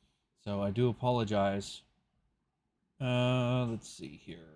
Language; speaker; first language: English; native; English